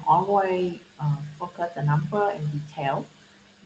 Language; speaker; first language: English; non-native, learner; Vietnamese